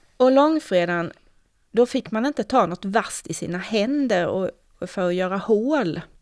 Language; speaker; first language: Swedish; native; Swedish